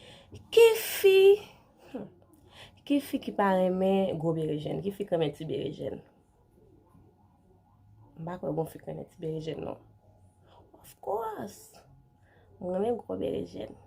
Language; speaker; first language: French; non-native, learner; Haitian Creole